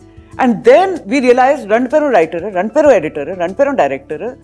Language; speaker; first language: Tamil; early bilingual, heritage; Tamil